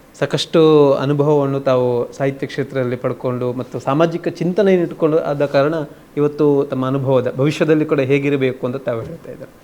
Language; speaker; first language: Kannada; native; Kannada